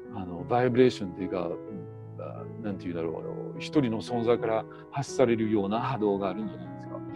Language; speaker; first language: Japanese; non-native, fluent; French